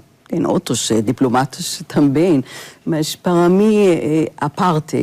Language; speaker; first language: Portuguese; non-native, fluent; Hebrew